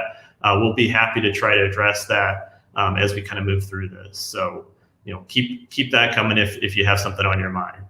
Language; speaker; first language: English; native; English